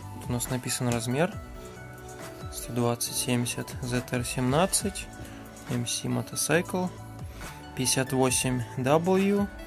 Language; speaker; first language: Russian; native; Russian